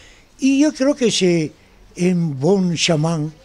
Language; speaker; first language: French; non-native, learner; Spanish